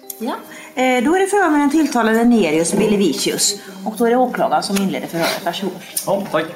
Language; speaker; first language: Swedish; native; Swedish